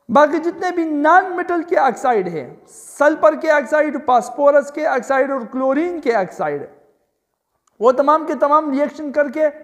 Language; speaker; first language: Urdu; non-native, local second language; Pashto